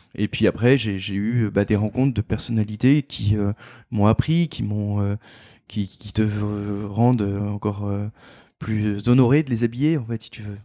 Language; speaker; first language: French; native; French